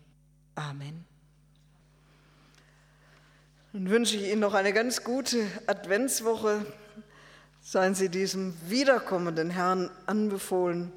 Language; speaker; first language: German; native; German